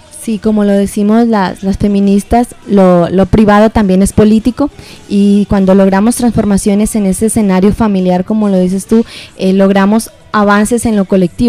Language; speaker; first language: Spanish; native; Spanish